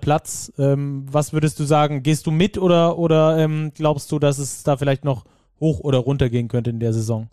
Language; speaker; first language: German; native; German